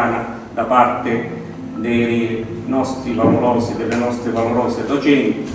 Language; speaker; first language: Italian; native; Italian